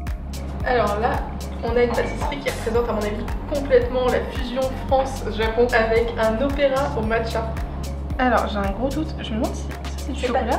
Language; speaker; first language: French; native; French